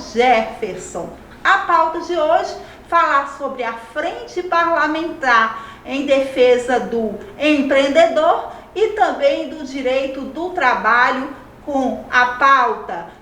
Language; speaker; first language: Portuguese; native; Portuguese